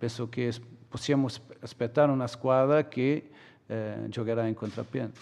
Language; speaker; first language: Italian; non-native, fluent; Portuguese